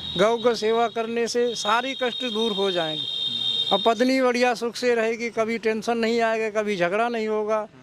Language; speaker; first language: Hindi; native; Hindi